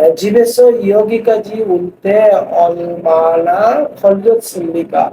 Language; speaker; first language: Korean; non-native, fluent; Bangla